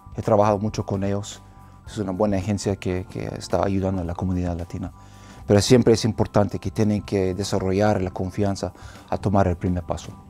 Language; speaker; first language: Spanish; non-native, fluent; English